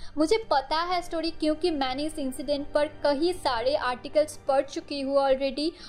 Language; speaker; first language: Hindi; non-native, local second language; Bangla